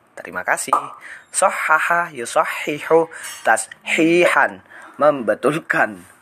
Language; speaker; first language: Indonesian; native; Indonesian